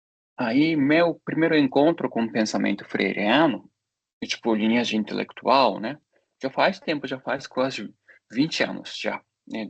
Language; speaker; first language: Portuguese; non-native, fluent; Japanese